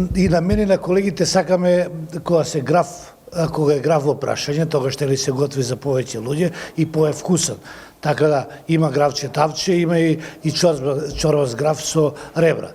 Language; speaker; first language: Macedonian; non-native, local second language; Serbian